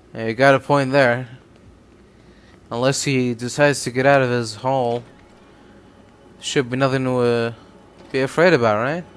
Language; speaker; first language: English; native; English